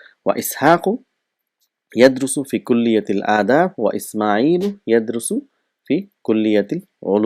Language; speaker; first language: Arabic; non-native, fluent; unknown